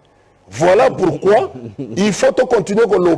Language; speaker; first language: French; non-native, local second language; Lingala